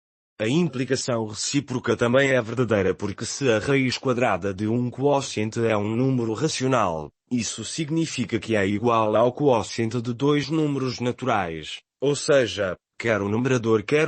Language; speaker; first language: Portuguese; native; Portuguese